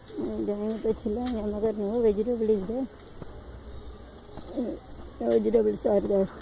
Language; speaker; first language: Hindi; non-native, local second language; Tamil